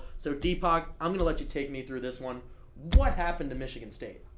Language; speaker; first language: English; native; English